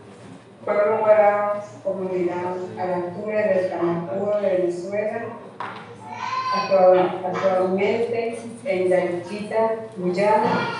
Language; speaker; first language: Spanish; non-native, local second language; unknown